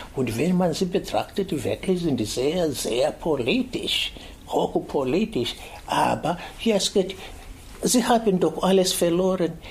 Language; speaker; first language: German; non-native, fluent; Swahili